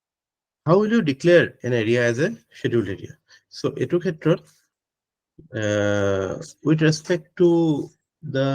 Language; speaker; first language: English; non-native, local second language; Assamese